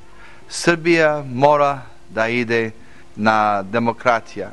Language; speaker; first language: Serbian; early bilingual, heritage; English